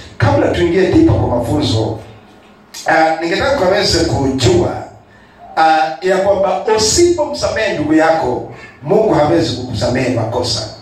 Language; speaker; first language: Swahili; non-native, local second language; Kikuyu